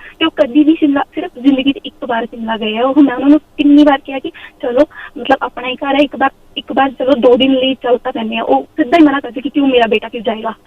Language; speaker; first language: Punjabi; non-native, local second language; Hindi